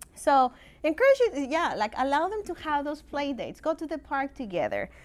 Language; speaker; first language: English; non-native, fluent; Spanish